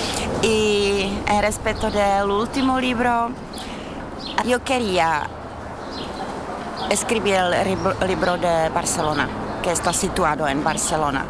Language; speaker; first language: Spanish; non-native, learner; Czech